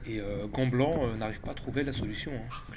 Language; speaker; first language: French; native; French